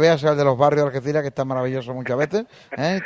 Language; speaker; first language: Spanish; native; Spanish